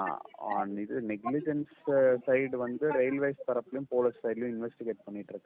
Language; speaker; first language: Tamil; native; Tamil